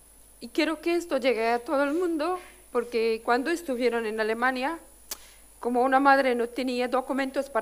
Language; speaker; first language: Spanish; non-native, fluent; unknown